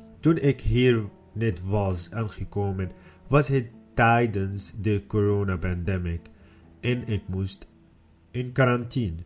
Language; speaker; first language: Dutch; non-native, learner; Arabic